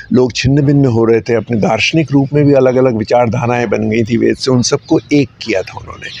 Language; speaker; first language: Hindi; native; Hindi